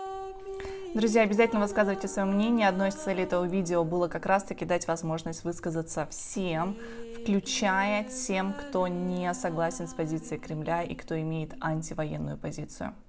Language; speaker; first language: Russian; native; Russian